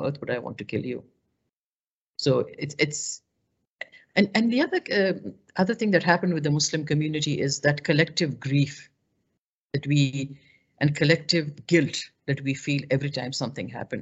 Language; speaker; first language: English; non-native, local second language; Pashto